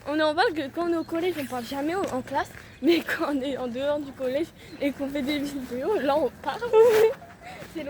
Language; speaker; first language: French; native; French